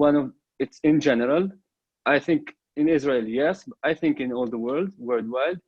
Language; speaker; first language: English; non-native, fluent; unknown